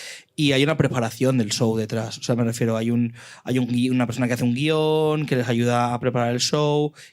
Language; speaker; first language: Spanish; native; Spanish